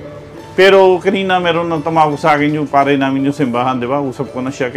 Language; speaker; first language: Filipino; non-native, learner; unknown